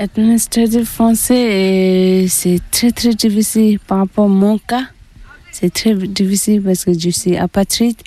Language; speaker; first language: French; non-native, learner; Tibetan